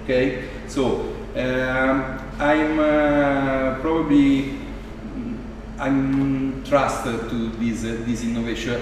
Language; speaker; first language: English; non-native, fluent; Italian